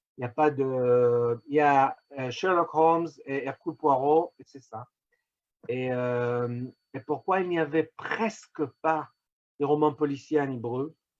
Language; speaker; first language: French; non-native, fluent; Hebrew